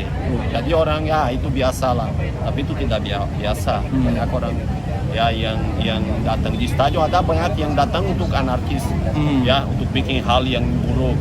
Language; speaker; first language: Indonesian; non-native, fluent; Portuguese